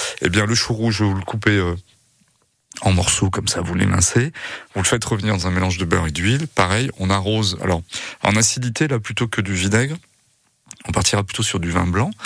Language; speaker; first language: French; native; French